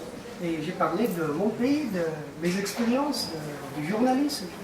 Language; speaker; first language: French; non-native, fluent; Persian